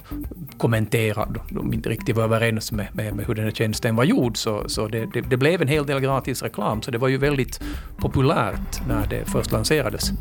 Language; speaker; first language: Swedish; native; Swedish